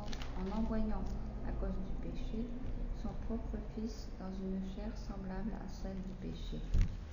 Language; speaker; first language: French; native; French